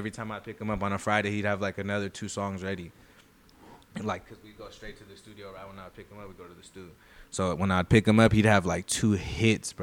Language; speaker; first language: English; native; English